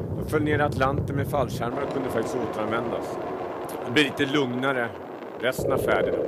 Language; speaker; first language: Swedish; native; Swedish